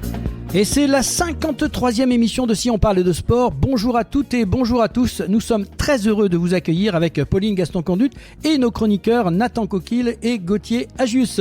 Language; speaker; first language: French; native; French